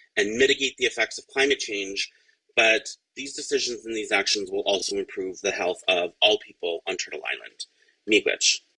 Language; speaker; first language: English; native; English